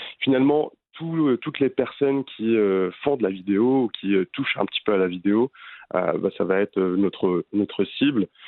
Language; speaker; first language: French; non-native, local second language; Arabic